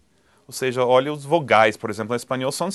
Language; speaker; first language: Portuguese; non-native, fluent; English